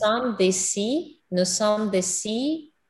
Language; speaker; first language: French; non-native, learner; English